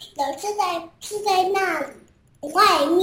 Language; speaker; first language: Chinese; early bilingual, heritage; Chinese